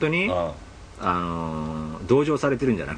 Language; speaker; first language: Japanese; native; Japanese